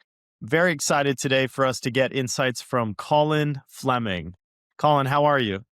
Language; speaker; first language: English; native; English